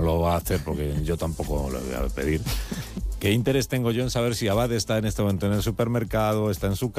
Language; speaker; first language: Spanish; native; Spanish